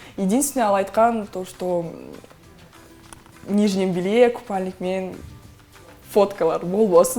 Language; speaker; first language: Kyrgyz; non-native, local second language; Russian